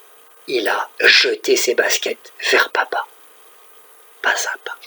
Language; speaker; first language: French; native; French